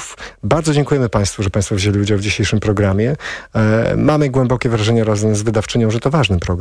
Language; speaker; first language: Polish; native; Polish